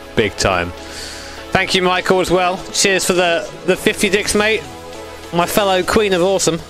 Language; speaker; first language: English; native; English